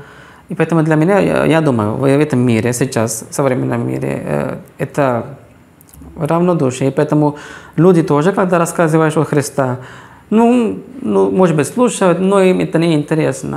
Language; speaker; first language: Russian; non-native, fluent; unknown